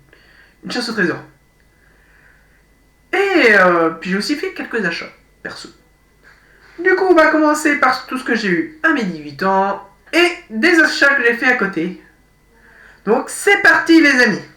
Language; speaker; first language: French; native; French